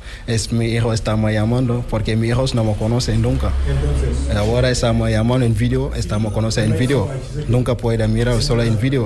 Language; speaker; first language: Spanish; non-native, learner; Wolof